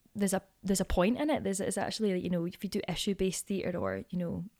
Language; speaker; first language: English; native; English